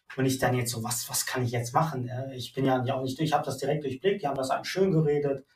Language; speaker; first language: German; native; German